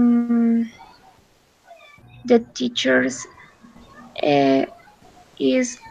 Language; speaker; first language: English; non-native, learner; Spanish